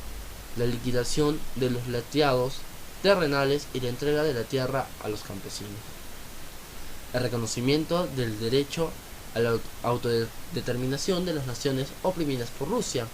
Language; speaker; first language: Spanish; native; Spanish